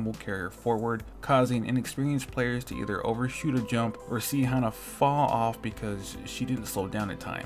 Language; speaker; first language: English; native; English